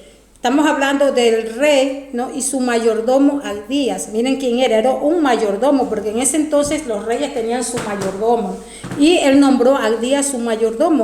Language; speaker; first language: Spanish; native; Spanish